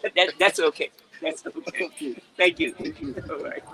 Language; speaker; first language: English; native; English